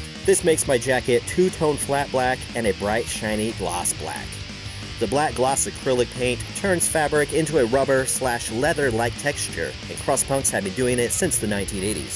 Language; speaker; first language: English; native; English